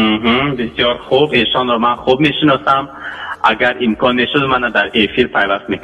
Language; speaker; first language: Persian; native; Persian